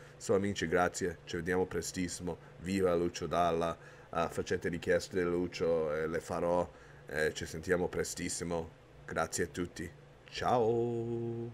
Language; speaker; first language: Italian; early bilingual, heritage; Italian